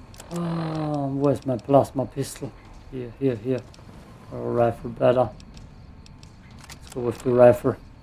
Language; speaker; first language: English; non-native, fluent; German